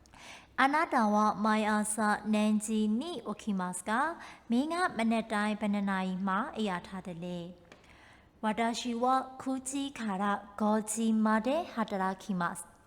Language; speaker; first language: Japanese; non-native, fluent; Burmese